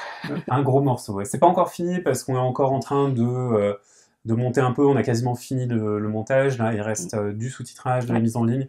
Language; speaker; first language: French; native; French